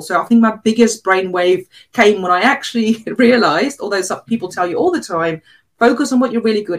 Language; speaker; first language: English; non-native, local second language; Afrikaans